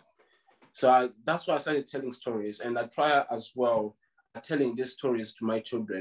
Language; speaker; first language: English; non-native, local second language; Ganda